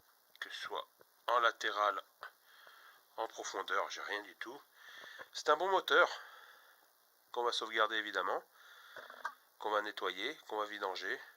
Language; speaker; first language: French; native; French